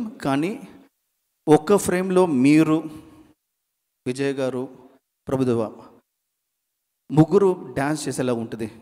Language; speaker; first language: Telugu; non-native, learner; Tamil